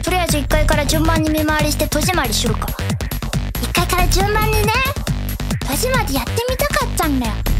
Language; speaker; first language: Japanese; native; Japanese